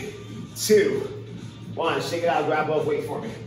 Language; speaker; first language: English; native; English